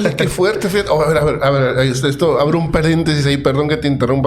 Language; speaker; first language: Spanish; native; Spanish